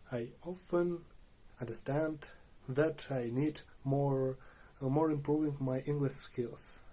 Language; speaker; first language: English; non-native, learner; Russian